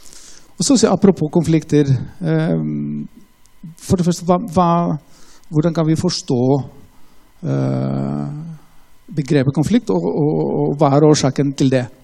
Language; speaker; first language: Norwegian; non-native, fluent; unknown